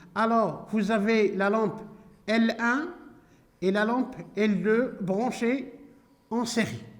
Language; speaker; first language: French; non-native, local second language; Arabic